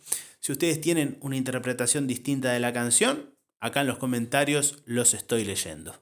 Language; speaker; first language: Spanish; native; Spanish